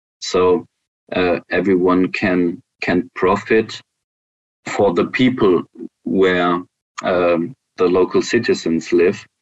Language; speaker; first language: English; non-native, fluent; German